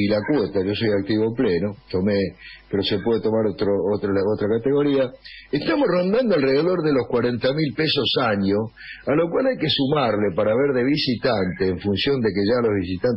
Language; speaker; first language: Spanish; native; Spanish